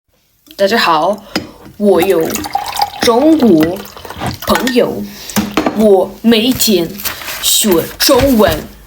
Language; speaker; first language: Chinese; non-native, learner; English